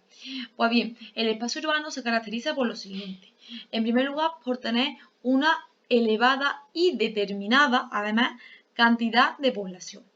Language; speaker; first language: Spanish; native; Spanish